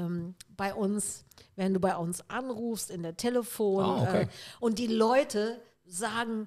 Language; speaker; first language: German; native; German